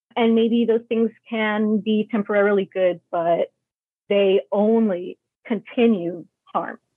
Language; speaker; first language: English; native; English